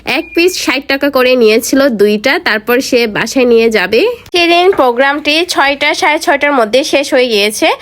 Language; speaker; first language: Bangla; non-native, local second language; Marma